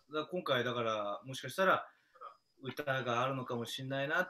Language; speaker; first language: Japanese; native; Japanese